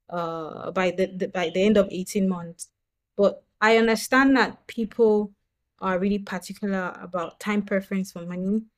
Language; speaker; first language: English; non-native, local second language; Yoruba